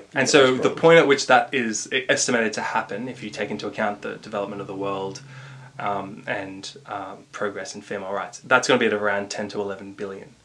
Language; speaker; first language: English; native; English